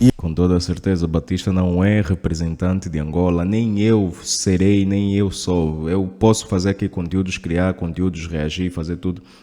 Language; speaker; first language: Portuguese; native; Portuguese